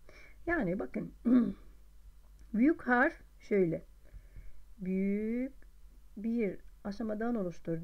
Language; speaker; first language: Turkish; non-native, fluent; Arabic